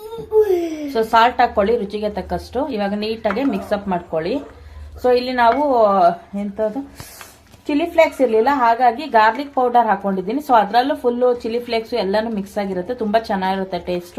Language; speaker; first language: Kannada; native; Kannada